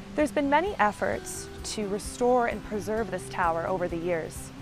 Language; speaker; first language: English; native; English